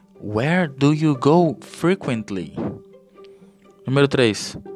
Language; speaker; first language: English; non-native, fluent; Portuguese